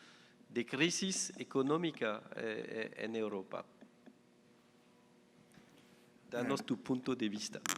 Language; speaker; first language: Spanish; non-native, fluent; French